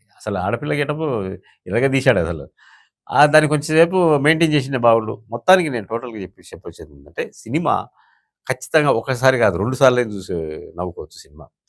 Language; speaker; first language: Telugu; native; Telugu